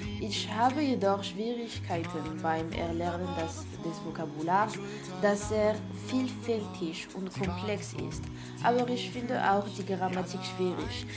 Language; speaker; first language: German; non-native, learner; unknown